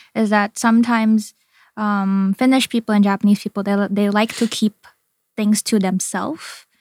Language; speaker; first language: English; non-native, fluent; Indonesian